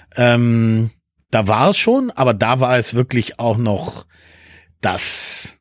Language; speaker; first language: German; early bilingual, other home language; Spanish